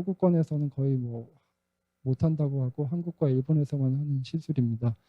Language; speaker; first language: Korean; native; Korean